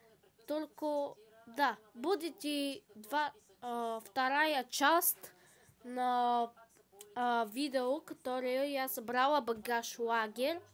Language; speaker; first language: Russian; non-native, learner; Bulgarian